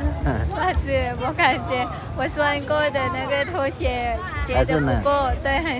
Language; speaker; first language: Chinese; non-native, learner; Lao